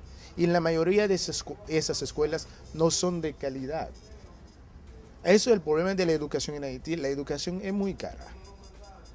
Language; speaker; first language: Spanish; non-native, fluent; Haitian Creole